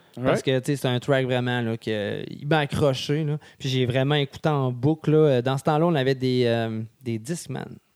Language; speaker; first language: French; native; French